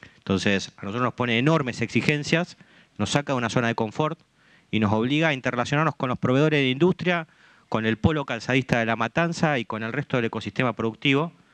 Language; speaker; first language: Spanish; native; Spanish